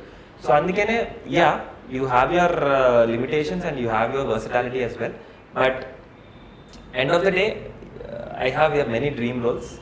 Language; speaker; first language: Telugu; native; Telugu